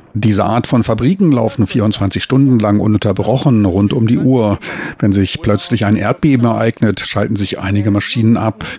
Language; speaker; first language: German; native; German